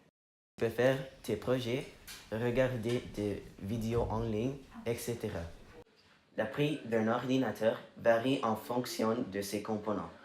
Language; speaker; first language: French; non-native, learner; English